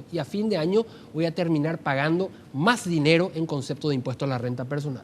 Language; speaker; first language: Spanish; native; Spanish